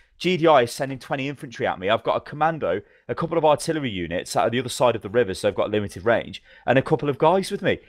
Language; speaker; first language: English; native; English